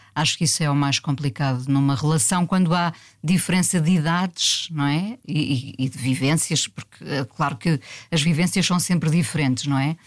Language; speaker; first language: Portuguese; native; Portuguese